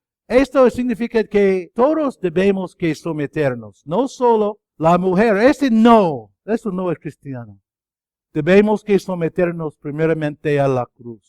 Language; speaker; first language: Spanish; non-native, fluent; English